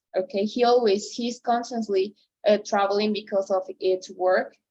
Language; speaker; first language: English; non-native, fluent; Spanish